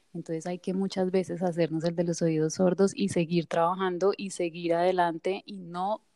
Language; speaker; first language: Spanish; native; Spanish